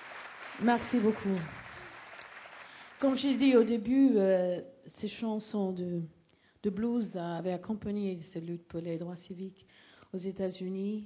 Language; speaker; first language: French; non-native, fluent; English